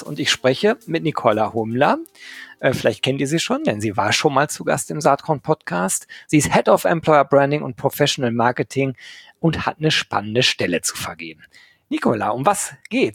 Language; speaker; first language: German; native; German